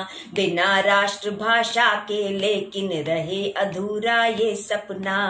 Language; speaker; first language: Hindi; native; Hindi